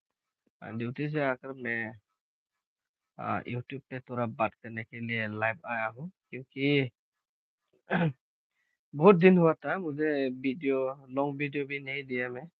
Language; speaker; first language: Hindi; non-native, local second language; Bodo